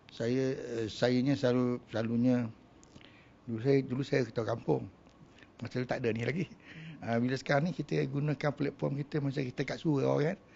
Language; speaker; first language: Malay; native; Malay